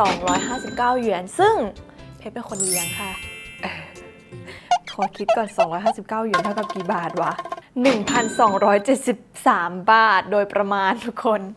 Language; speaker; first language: Thai; native; Thai